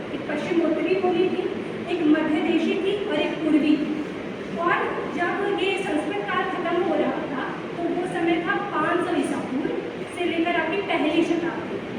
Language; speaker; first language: Hindi; native; Hindi